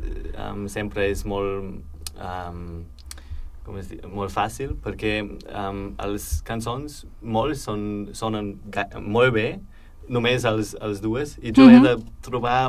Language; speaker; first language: Catalan; non-native, learner; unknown